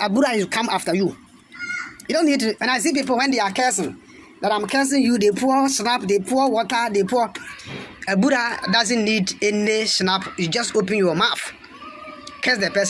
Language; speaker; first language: English; non-native, local second language; Akan